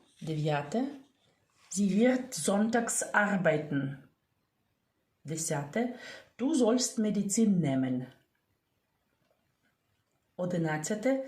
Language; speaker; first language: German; non-native, fluent; Ukrainian